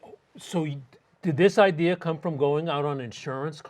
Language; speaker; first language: English; native; English